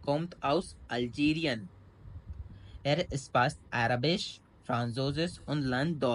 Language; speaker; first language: German; non-native, learner; Hindi